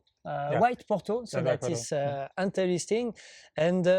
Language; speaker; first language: English; non-native, learner; French